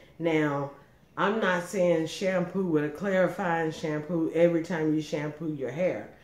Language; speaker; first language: English; native; English